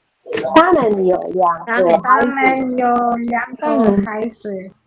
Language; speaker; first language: Chinese; non-native, learner; Filipino